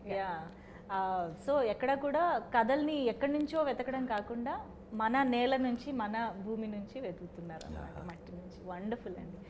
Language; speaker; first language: Telugu; native; Telugu